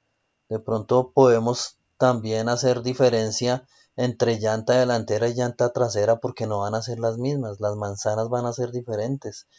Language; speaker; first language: Spanish; native; Spanish